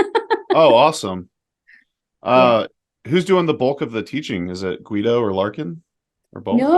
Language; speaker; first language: English; native; English